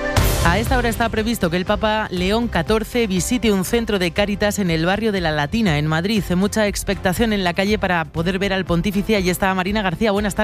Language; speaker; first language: Spanish; native; Spanish